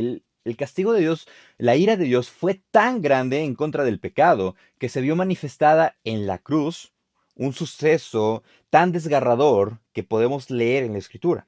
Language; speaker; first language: Spanish; native; Spanish